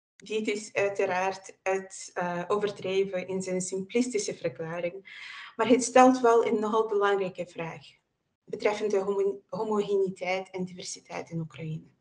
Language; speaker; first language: Dutch; non-native, fluent; Ukrainian